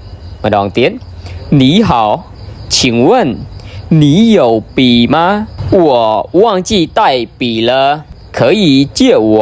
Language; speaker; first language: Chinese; non-native, fluent; Khmer